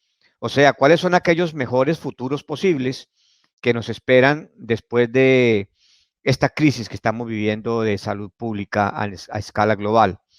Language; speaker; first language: Spanish; native; Spanish